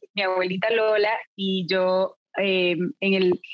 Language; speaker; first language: Spanish; native; Spanish